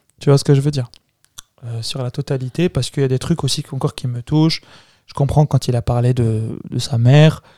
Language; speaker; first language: French; non-native, local second language; Arabic